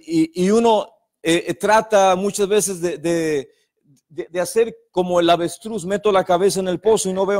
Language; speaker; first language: Spanish; native; Spanish